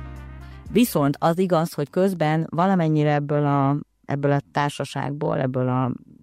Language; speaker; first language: Hungarian; native; Hungarian